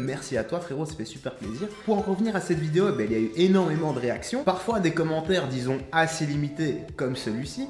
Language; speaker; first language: French; native; French